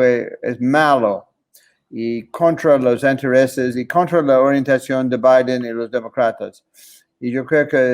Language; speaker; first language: Spanish; non-native, fluent; English